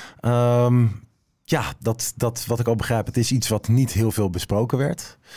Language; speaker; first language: Dutch; native; Dutch